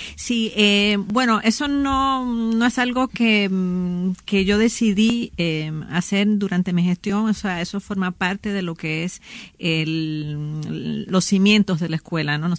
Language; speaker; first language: Spanish; native; Spanish